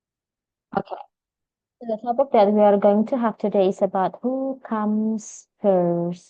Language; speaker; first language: English; non-native, fluent; Indonesian